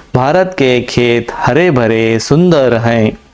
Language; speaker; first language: Hindi; non-native, local second language; Kannada